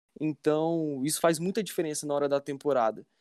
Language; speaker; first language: Portuguese; native; Portuguese